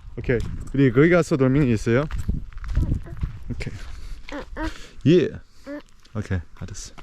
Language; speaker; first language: Korean; non-native, learner; English